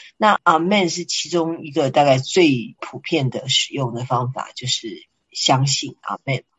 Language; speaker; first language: Chinese; native; Chinese